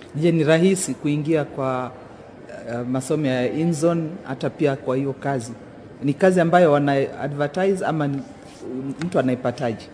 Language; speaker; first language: Swahili; native; Swahili